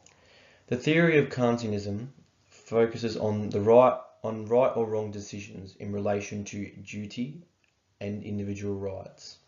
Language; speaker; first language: English; native; English